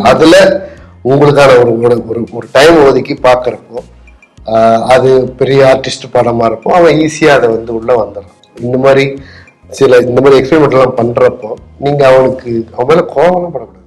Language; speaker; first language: Tamil; native; Tamil